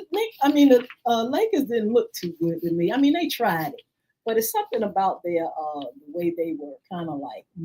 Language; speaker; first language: English; native; English